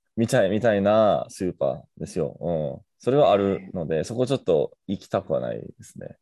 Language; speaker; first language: Japanese; non-native, fluent; English